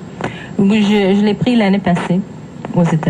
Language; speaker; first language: French; non-native, fluent; English